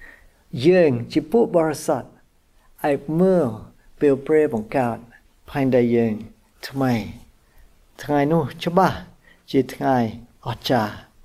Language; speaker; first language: Khmer; non-native, fluent; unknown